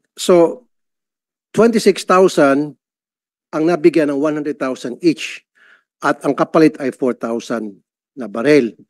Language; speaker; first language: Filipino; native; Filipino